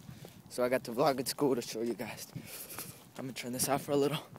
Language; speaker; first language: English; native; English